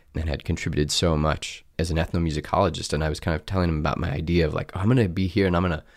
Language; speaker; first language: English; native; English